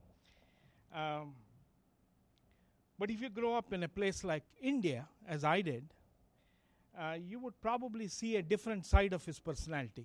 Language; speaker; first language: English; non-native, local second language; Kannada